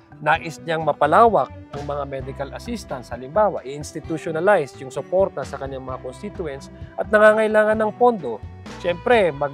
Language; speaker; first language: Filipino; non-native, local second language; Maranao